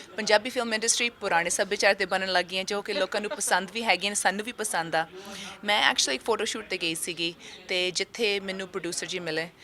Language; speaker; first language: Punjabi; early bilingual, heritage; Punjabi